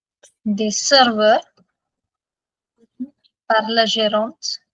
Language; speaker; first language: French; non-native, fluent; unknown